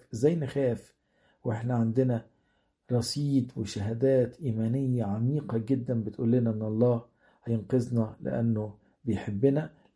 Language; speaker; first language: Arabic; native; Arabic